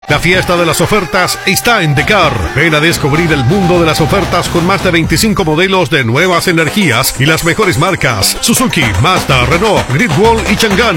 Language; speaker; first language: Spanish; native; Spanish